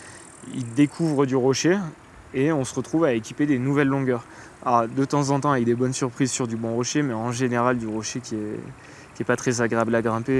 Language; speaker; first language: French; native; French